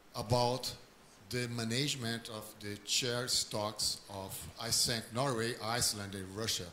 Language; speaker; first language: English; non-native, learner; Portuguese